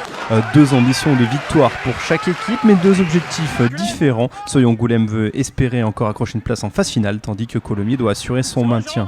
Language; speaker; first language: French; native; French